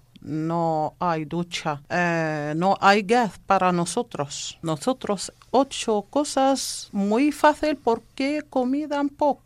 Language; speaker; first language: Spanish; non-native, learner; Arabic